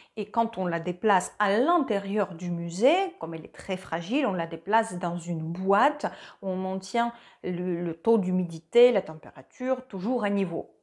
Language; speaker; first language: French; non-native, fluent; Russian